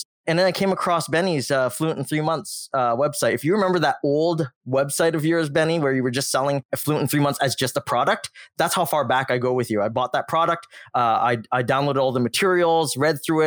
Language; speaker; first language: English; native; English